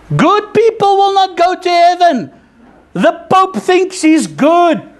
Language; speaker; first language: English; non-native, local second language; Afrikaans